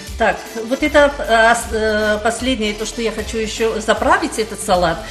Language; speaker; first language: Ukrainian; non-native, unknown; Georgian